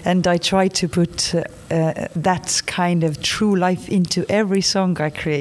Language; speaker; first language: English; non-native, fluent; Estonian